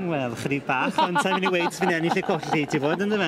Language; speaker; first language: Welsh; native; Welsh